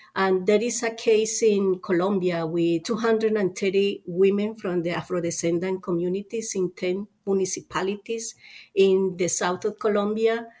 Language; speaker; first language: English; non-native, fluent; Spanish